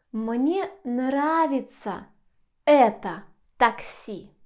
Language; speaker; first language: Russian; non-native, fluent; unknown